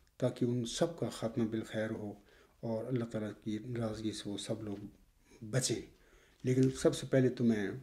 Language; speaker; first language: Urdu; native; Urdu